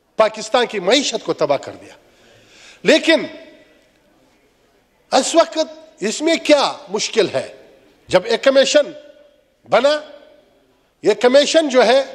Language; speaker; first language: Urdu; non-native, local second language; Pashto